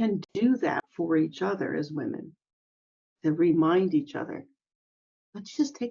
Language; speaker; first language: English; native; English